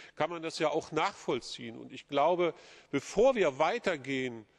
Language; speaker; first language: German; native; German